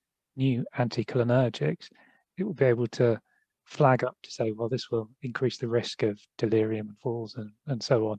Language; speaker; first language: English; native; English